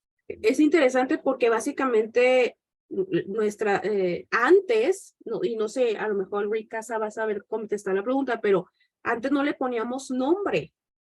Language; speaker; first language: Spanish; native; Spanish